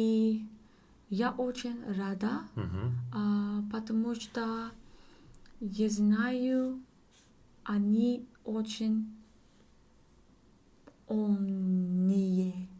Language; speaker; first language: Russian; non-native, learner; English